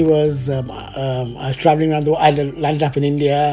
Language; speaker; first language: English; native; English